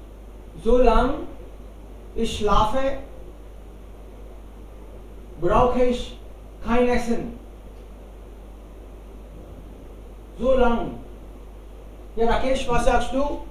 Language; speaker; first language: German; non-native, fluent; Hindi